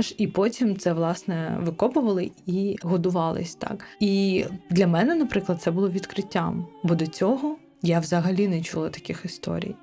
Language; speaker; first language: Ukrainian; non-native, local second language; Crimean Tatar